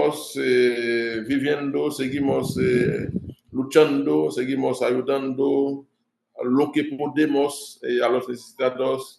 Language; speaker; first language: Spanish; non-native, fluent; Haitian Creole